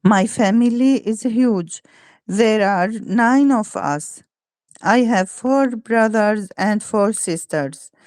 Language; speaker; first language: English; non-native, learner; Arabic